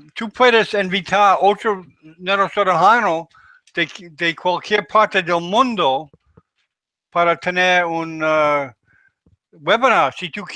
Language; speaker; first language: Spanish; non-native, learner; English